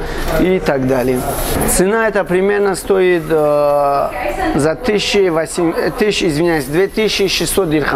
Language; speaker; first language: Russian; non-native, fluent; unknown